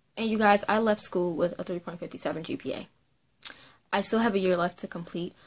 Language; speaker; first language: English; native; English